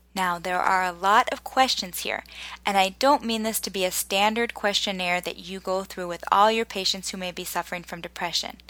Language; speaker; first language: English; native; English